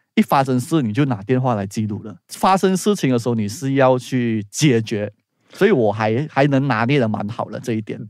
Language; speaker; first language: Chinese; native; Chinese